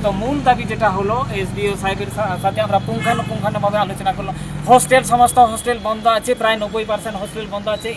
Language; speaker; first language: Bangla; non-native, local second language; Santali